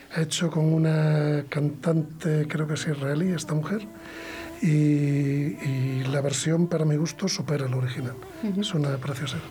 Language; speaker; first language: Spanish; native; Spanish